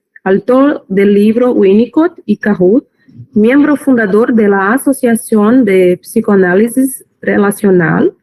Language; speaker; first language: Spanish; non-native, learner; Portuguese